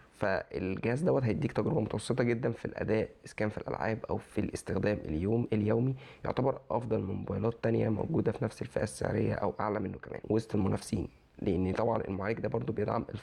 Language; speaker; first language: Arabic; native; Arabic